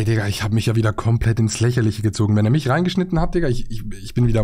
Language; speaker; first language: German; native; German